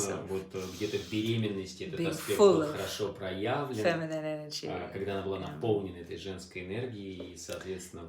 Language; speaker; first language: Russian; native; Russian